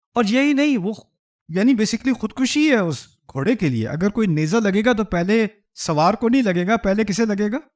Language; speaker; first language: Urdu; early bilingual, heritage; Urdu